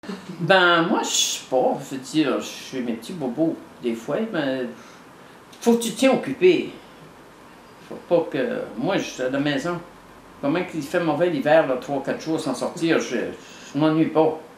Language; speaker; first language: French; native; French